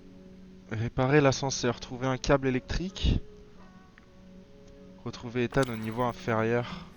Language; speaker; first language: French; native; French